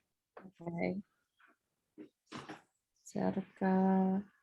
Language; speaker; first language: Spanish; non-native, learner; English